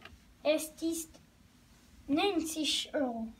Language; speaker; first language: German; non-native, learner; French